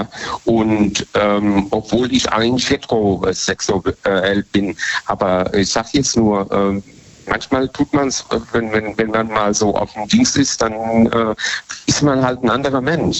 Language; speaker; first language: German; native; German